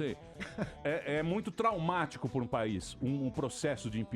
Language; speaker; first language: Portuguese; native; Portuguese